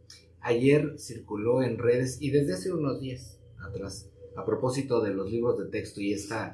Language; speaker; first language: Spanish; native; Spanish